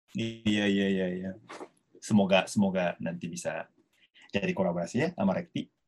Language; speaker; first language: Indonesian; non-native, fluent; Japanese